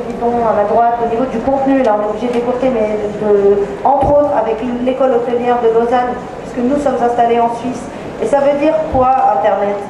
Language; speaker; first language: French; native; French